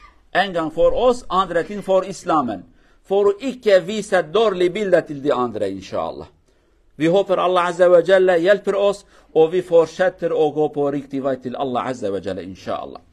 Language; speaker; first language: Norwegian; non-native, fluent; Kurdish